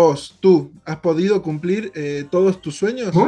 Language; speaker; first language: Spanish; native; Spanish